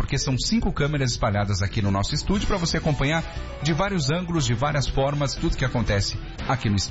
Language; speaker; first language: Portuguese; native; Portuguese